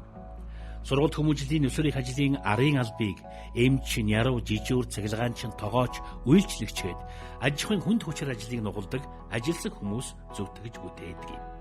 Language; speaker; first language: Mongolian; native; Mongolian